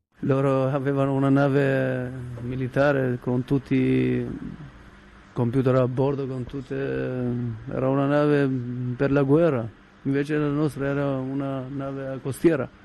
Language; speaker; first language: Italian; non-native, fluent; Albanian